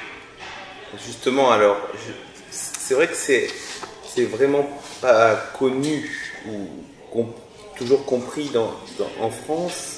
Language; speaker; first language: French; native; French